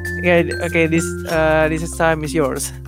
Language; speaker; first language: English; non-native, learner; Indonesian